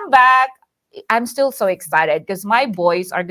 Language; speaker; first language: English; non-native, local second language; Iloko